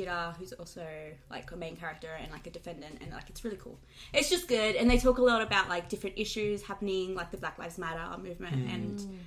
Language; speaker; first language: English; non-native, local second language; Spanish